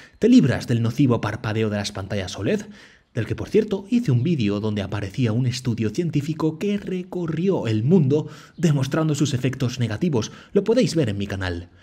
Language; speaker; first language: Spanish; native; Spanish